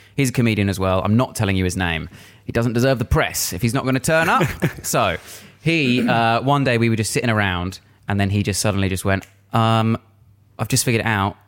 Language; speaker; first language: English; native; English